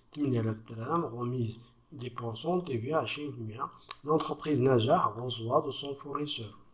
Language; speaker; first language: French; non-native, local second language; Arabic